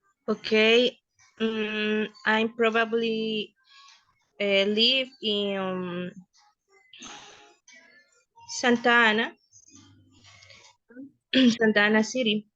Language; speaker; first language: English; non-native, learner; Spanish